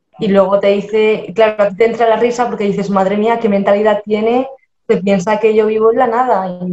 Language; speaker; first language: Spanish; early bilingual, other home language; Arabic